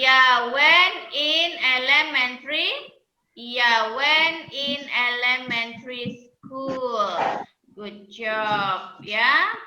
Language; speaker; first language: English; non-native, fluent; Indonesian